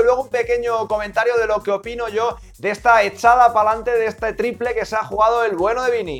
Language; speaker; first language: Spanish; native; Spanish